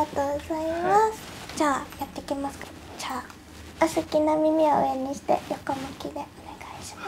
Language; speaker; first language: Japanese; native; Japanese